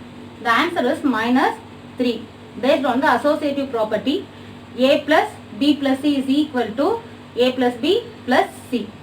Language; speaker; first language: English; non-native, local second language; Tamil